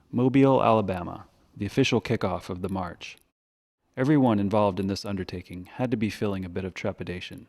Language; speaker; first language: English; native; English